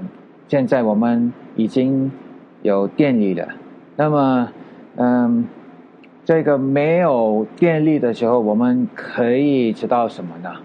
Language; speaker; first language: Chinese; non-native, learner; Filipino